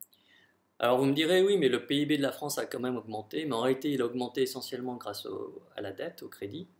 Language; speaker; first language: French; native; French